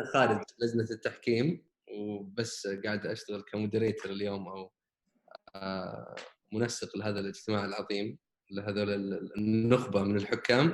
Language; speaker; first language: Arabic; native; Arabic